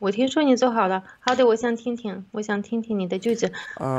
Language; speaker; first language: Chinese; non-native, fluent; Russian